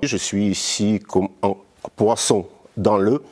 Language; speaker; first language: French; non-native, fluent; Russian